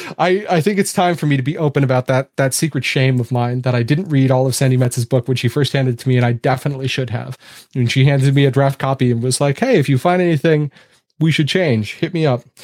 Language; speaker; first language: English; native; English